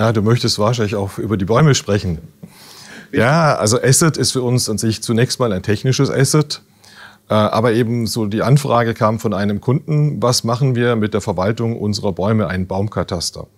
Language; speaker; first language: German; native; German